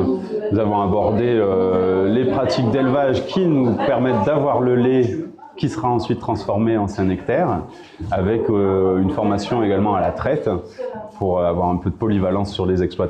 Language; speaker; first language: French; native; French